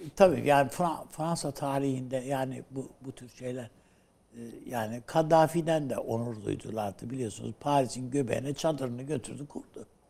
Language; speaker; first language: Turkish; native; Turkish